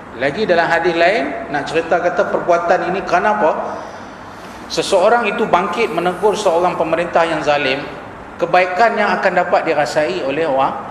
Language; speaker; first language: Malay; native; Malay